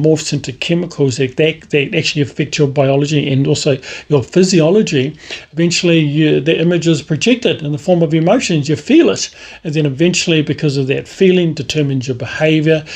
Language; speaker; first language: English; native; English